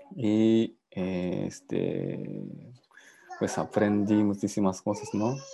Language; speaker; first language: Spanish; non-native, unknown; Japanese